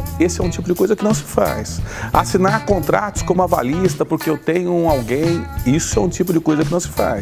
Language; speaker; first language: Portuguese; native; Portuguese